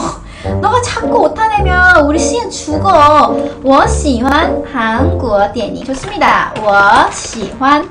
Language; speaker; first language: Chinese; non-native, fluent; Korean